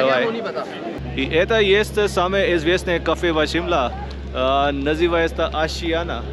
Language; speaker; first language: Russian; non-native, learner; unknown